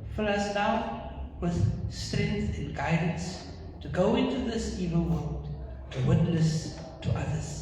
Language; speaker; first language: English; non-native, local second language; Afrikaans